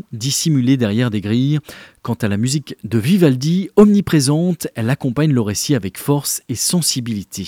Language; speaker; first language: French; native; French